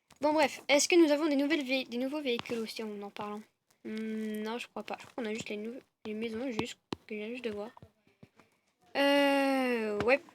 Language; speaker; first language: French; native; French